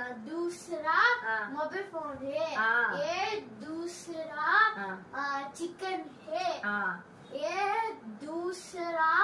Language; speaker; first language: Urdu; non-native, local second language; Tamil